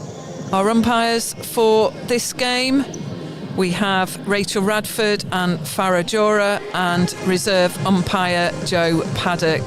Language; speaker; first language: English; native; English